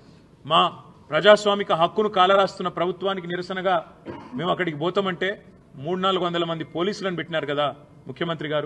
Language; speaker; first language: Telugu; native; Telugu